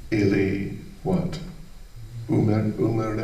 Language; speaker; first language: Russian; non-native, learner; English